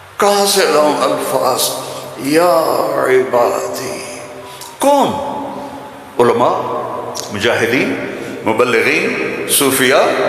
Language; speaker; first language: Urdu; non-native, local second language; Punjabi